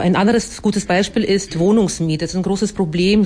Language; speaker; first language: German; non-native, fluent; Ukrainian